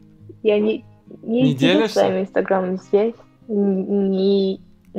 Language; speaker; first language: Russian; non-native, learner; Armenian